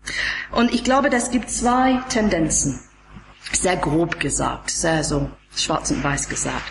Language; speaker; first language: German; non-native, fluent; English